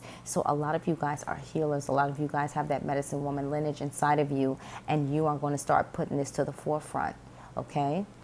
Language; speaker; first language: English; native; English